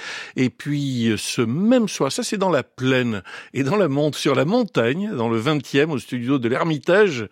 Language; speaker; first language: French; native; French